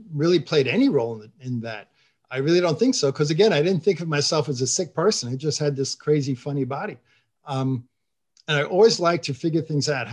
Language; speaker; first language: English; native; English